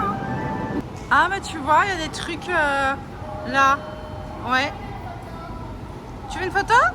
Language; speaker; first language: French; native; French